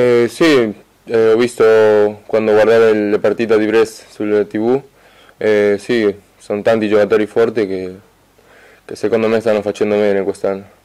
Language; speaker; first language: Italian; non-native, fluent; Spanish